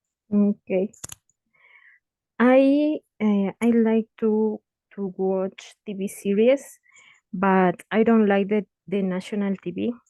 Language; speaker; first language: English; non-native, learner; Spanish